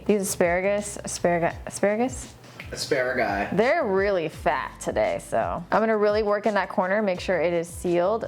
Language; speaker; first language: English; native; English